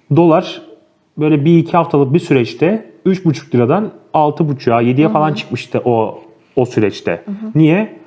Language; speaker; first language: Turkish; native; Turkish